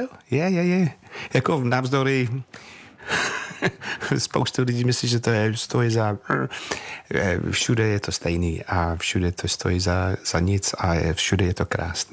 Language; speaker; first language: Czech; non-native, fluent; English